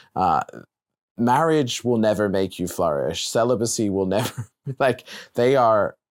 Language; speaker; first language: English; native; English